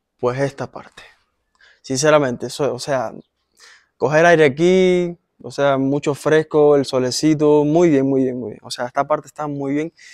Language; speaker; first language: Spanish; native; Spanish